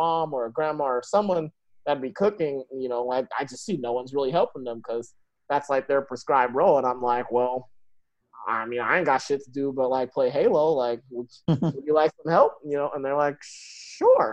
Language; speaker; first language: English; native; English